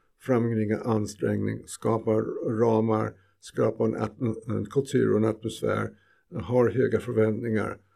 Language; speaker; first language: Swedish; native; Swedish